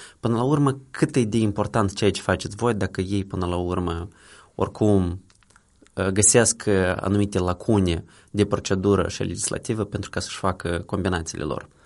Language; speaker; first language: Romanian; native; Romanian